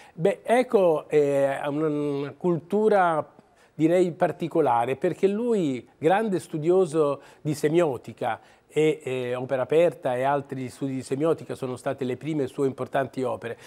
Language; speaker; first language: Italian; native; Italian